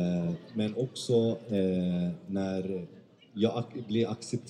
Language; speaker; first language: Swedish; early bilingual, other home language; Turkish